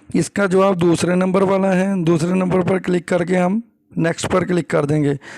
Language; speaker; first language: Urdu; native; Urdu